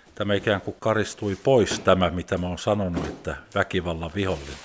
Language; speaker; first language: Finnish; early bilingual, heritage; Finnish